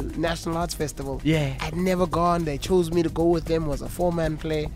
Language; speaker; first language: English; non-native, local second language; Zulu